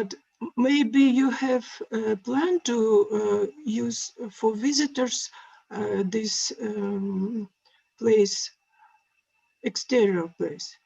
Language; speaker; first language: English; non-native, learner; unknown